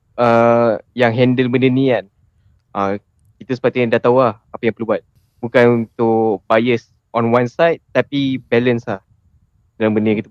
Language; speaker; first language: Malay; native; Malay